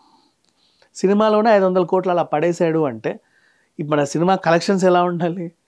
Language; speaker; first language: Telugu; native; Telugu